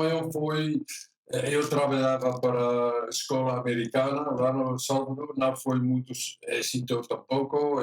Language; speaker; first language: Portuguese; non-native, fluent; Dutch